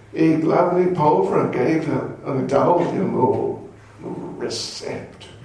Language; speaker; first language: Russian; non-native, learner; English